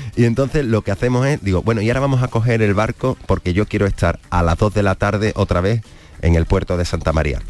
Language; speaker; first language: Spanish; native; Spanish